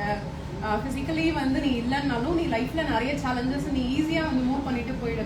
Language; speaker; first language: Tamil; native; Tamil